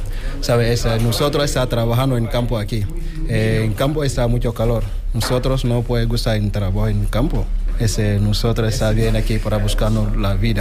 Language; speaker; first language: Spanish; non-native, learner; Wolof